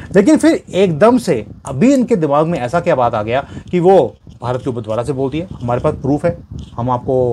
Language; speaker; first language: Hindi; native; Hindi